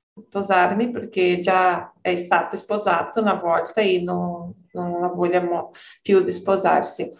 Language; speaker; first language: Italian; non-native, learner; Portuguese